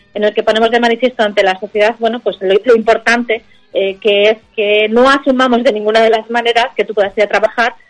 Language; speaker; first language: Spanish; native; Spanish